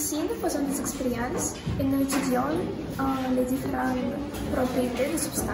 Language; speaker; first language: French; non-native, learner; Russian